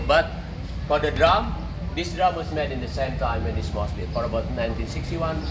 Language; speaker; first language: English; non-native, fluent; Indonesian